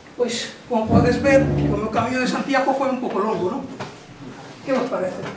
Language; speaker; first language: Galician; non-native, fluent; Bangla